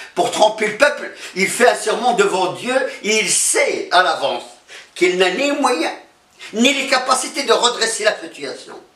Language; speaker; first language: French; non-native, local second language; Arabic